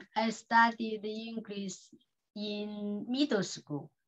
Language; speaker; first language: English; non-native, learner; Chinese